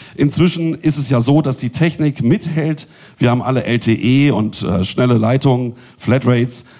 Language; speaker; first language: German; native; German